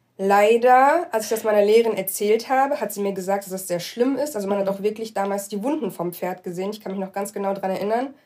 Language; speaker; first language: German; early bilingual, other home language; Arabic